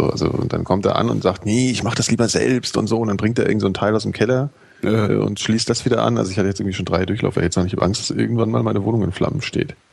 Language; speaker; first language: German; native; German